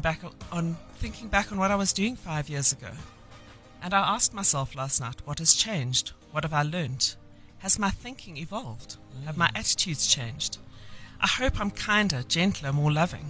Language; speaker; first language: English; native; English